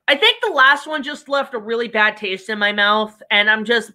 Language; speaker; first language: English; native; English